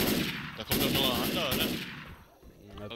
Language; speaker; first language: German; native; German